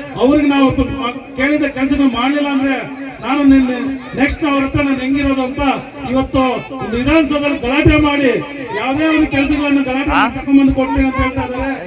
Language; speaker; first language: Kannada; native; Kannada